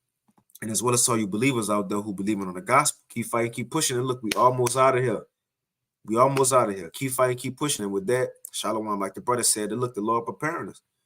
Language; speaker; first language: English; native; English